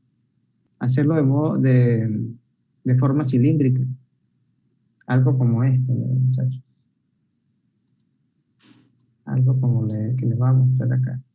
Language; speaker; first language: Spanish; native; Spanish